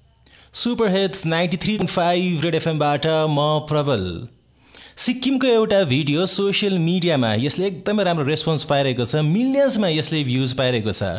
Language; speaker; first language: Nepali; native; Nepali